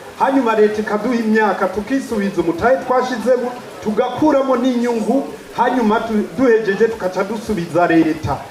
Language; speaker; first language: Rundi; early bilingual, heritage; Rundi